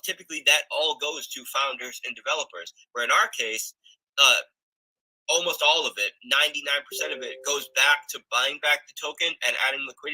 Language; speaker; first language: English; native; English